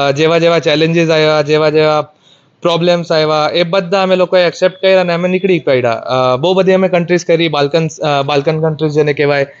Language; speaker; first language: Gujarati; non-native, local second language; Marathi